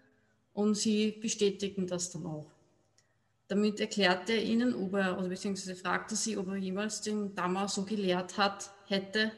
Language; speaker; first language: German; native; German